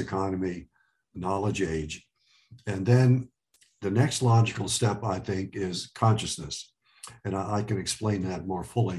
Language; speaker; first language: English; early bilingual, other home language; Arabic